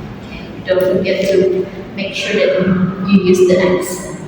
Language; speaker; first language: English; non-native, fluent; Indonesian